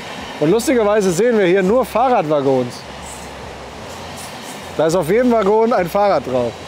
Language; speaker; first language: German; native; German